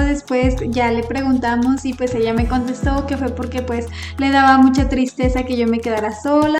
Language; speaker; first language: Spanish; native; Spanish